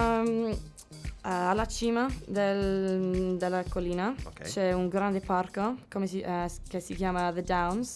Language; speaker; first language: Italian; non-native, learner; English